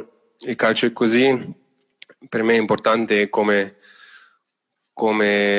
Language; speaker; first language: Italian; non-native, fluent; German